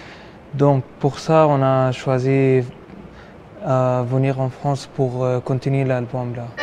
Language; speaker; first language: French; non-native, learner; Arabic